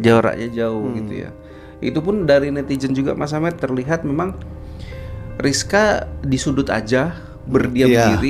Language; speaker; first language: Indonesian; native; Indonesian